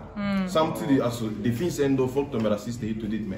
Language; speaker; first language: Swedish; non-native, local second language; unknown